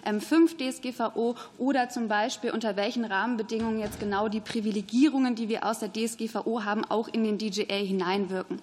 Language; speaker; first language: German; native; German